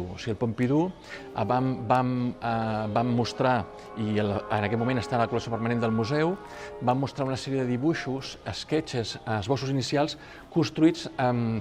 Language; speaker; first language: Catalan; native; Catalan